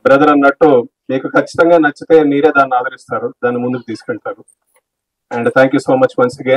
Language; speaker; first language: Telugu; native; Telugu